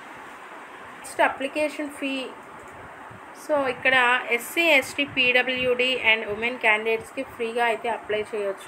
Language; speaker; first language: Telugu; native; Telugu